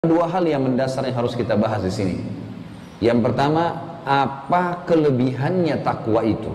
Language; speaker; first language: Indonesian; native; Indonesian